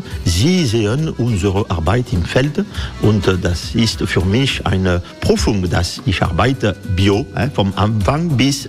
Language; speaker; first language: German; non-native, fluent; French